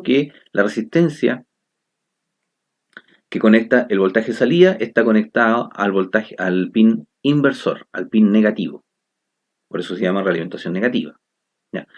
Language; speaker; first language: Spanish; native; Spanish